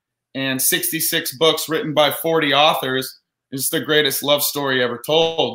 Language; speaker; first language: English; native; English